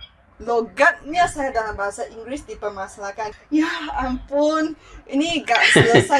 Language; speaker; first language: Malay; non-native, local second language; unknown